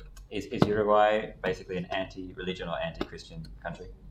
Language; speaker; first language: English; native; English